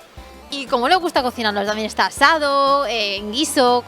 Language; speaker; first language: Spanish; native; Spanish